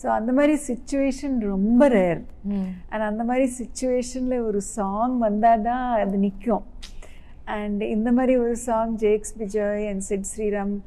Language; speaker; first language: Tamil; non-native, local second language; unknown